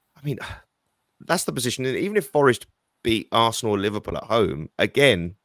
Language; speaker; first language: English; native; English